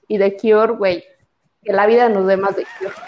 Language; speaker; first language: Spanish; native; Spanish